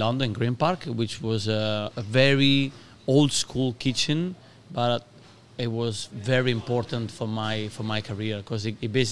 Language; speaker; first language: English; non-native, fluent; Italian